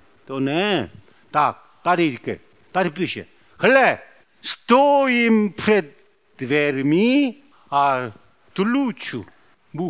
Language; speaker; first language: Czech; non-native, learner; Korean